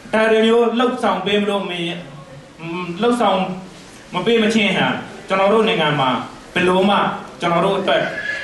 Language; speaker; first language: Burmese; non-native, local second language; Mon